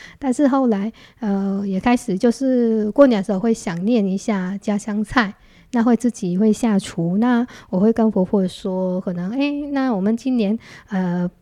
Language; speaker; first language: Chinese; non-native, fluent; Vietnamese